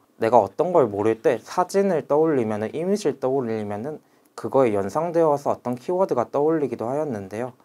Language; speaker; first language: Korean; native; Korean